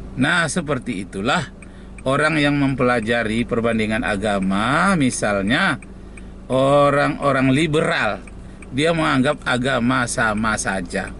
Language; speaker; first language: Indonesian; native; Indonesian